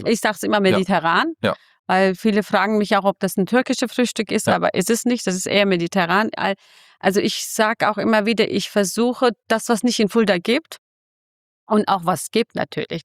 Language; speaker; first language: German; non-native, fluent; Kurdish